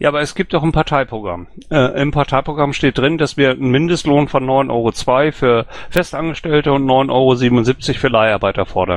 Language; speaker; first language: German; native; German